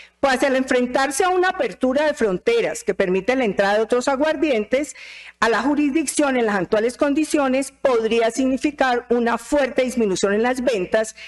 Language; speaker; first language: Spanish; native; Spanish